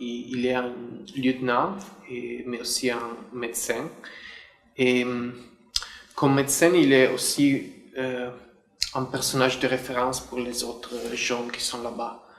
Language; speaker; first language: French; non-native, fluent; Italian